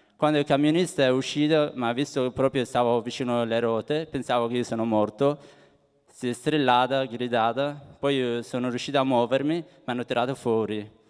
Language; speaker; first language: Italian; non-native, fluent; Persian